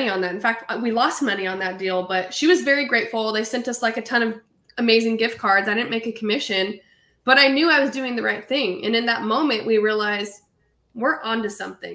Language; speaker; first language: English; native; English